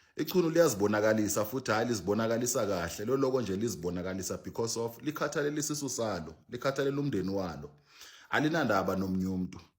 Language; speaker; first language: Zulu; non-native, local second language; Xhosa